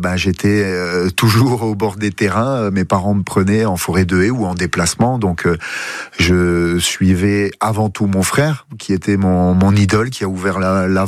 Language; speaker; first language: French; native; French